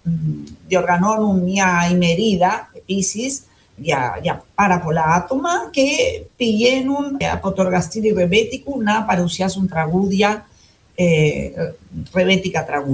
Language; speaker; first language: Greek; non-native, fluent; Spanish